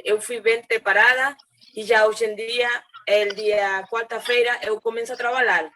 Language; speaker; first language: Portuguese; non-native, learner; Spanish